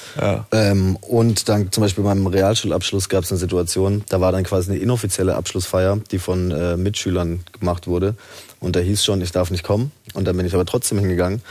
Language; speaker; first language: German; native; German